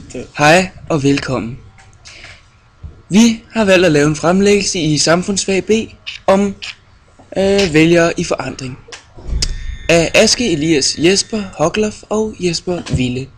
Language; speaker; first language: Danish; native; Danish